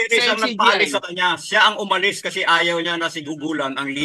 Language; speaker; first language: Filipino; native; Filipino